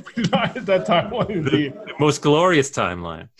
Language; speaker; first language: English; native; English